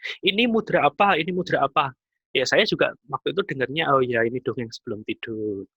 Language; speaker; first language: Indonesian; native; Indonesian